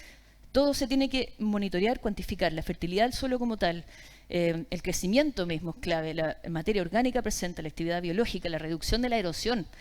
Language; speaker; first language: Spanish; native; Spanish